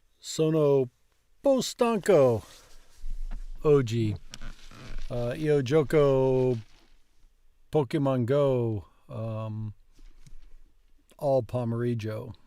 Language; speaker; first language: Italian; non-native, learner; English